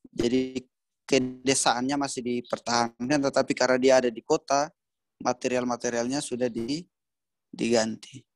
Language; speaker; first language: Indonesian; native; Indonesian